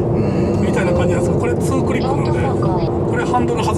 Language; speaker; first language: Japanese; native; Japanese